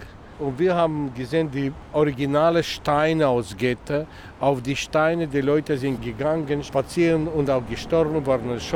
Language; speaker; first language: German; non-native, learner; Russian